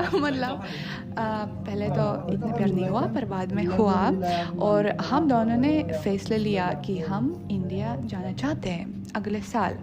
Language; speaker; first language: Hindi; non-native, fluent; Russian